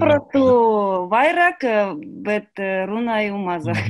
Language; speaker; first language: Latvian; non-native, learner; Kazakh